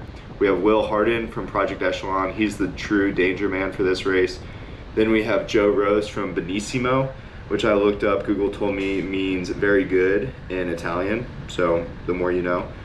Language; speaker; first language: English; native; English